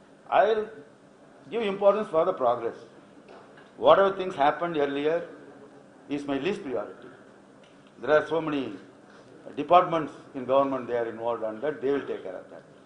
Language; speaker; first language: English; non-native, local second language; Tamil